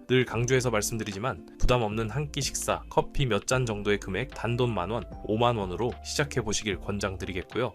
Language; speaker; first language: Korean; native; Korean